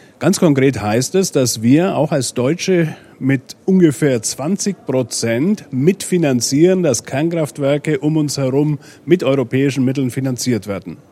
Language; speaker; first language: German; native; German